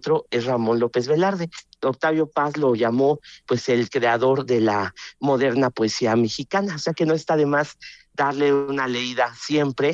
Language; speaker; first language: Spanish; native; Spanish